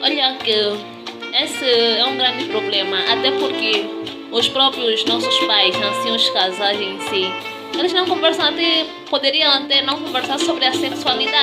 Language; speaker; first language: Portuguese; native; Portuguese